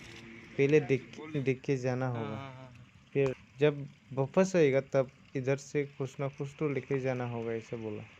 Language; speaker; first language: Hindi; non-native, local second language; Bodo